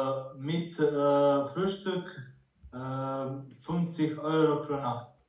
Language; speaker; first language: German; non-native, learner; Croatian